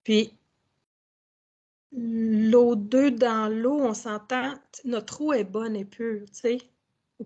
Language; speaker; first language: French; native; French